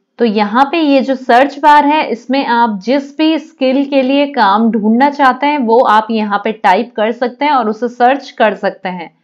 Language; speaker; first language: Hindi; native; Hindi